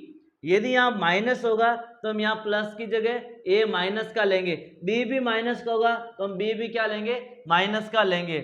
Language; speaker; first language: Hindi; native; Hindi